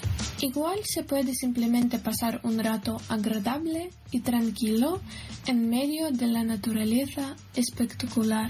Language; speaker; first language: Spanish; non-native, learner; Ukrainian